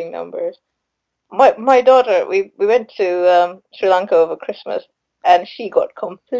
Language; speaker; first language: English; non-native, local second language; Sinhala